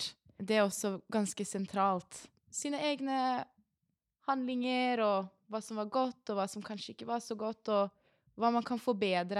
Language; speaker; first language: Norwegian; early bilingual, other home language; Persian